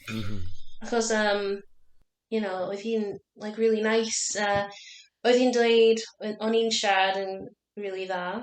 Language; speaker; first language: Welsh; non-native, learner; English